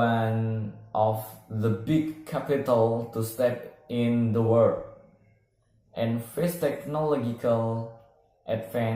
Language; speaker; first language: English; non-native, learner; Indonesian